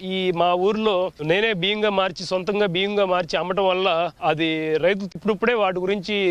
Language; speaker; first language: Telugu; native; Telugu